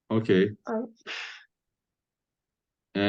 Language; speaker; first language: English; non-native, fluent; Russian